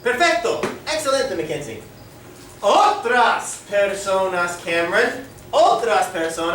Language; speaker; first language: Spanish; non-native, fluent; English